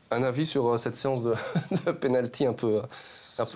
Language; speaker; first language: French; native; French